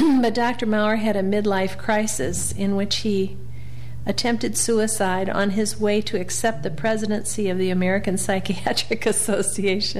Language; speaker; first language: English; native; English